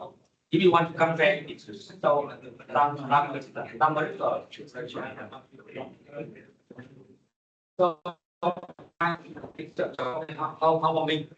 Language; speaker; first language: English; non-native, learner; Vietnamese